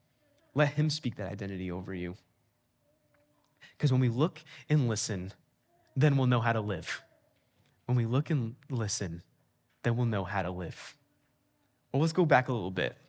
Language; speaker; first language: English; native; English